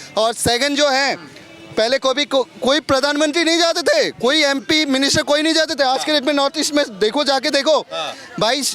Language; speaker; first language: Hindi; non-native, local second language; Bangla